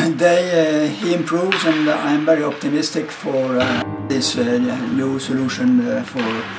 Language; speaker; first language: English; non-native, learner; French